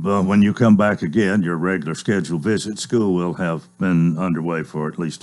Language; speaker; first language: English; native; English